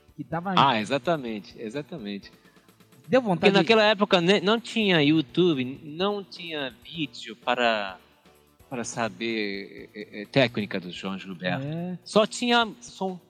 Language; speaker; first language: Portuguese; non-native, fluent; Japanese